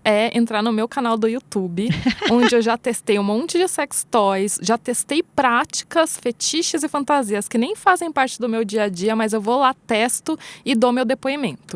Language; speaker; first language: Portuguese; native; Portuguese